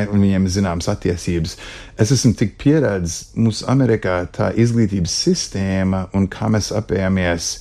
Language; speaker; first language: Latvian; early bilingual, heritage; Latvian